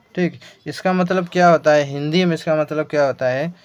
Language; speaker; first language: Hindi; native; Hindi